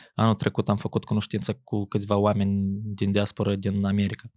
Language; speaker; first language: Romanian; native; Romanian